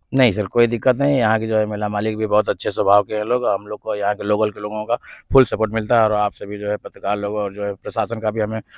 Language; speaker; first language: Hindi; native; Hindi